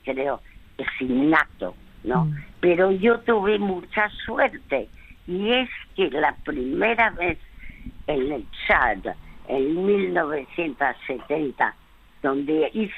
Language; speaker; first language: Spanish; early bilingual, other home language; French